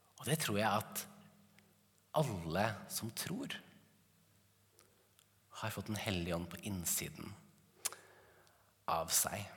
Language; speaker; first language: Norwegian; native; Norwegian